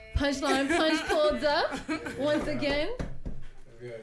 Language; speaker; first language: English; early bilingual, other home language; Spanish